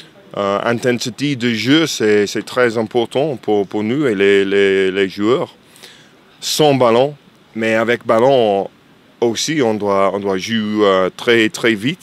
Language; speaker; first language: French; non-native, fluent; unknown